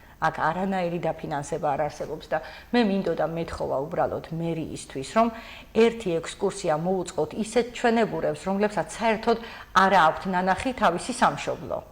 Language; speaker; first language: Georgian; native; Georgian